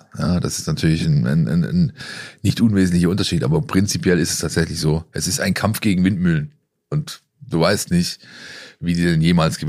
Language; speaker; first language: German; native; German